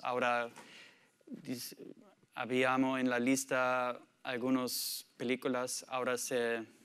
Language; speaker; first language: Spanish; non-native, learner; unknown